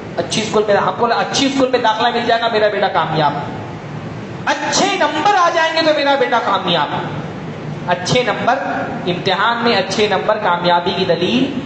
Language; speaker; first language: Urdu; native; Urdu